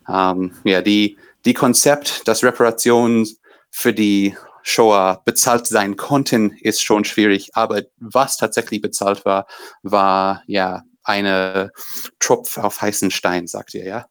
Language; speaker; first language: German; non-native, fluent; English